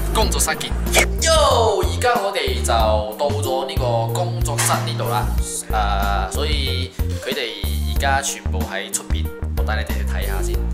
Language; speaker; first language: Cantonese; non-native, local second language; Chinese